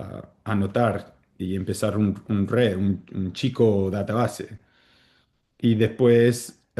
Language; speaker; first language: Spanish; early bilingual, heritage; Spanish